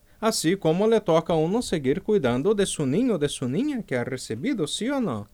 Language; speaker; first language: Spanish; non-native, fluent; Portuguese